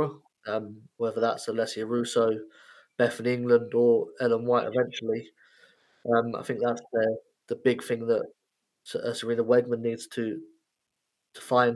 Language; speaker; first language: English; native; English